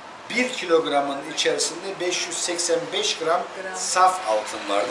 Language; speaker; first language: Turkish; native; Turkish